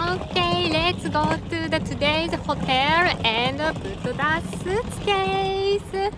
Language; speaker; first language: English; non-native, learner; Japanese